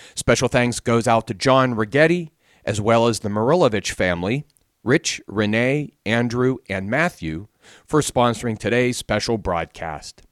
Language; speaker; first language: English; native; English